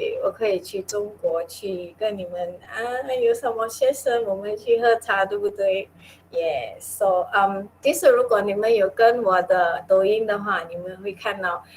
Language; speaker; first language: Chinese; non-native, local second language; Min Nan Chinese